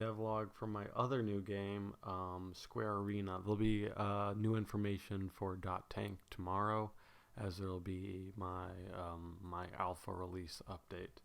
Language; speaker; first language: English; native; English